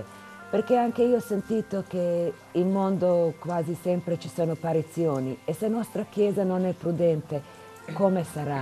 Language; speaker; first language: Italian; non-native, fluent; Croatian